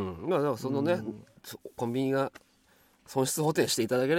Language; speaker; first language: Japanese; native; Japanese